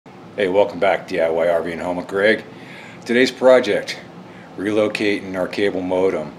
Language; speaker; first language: English; native; English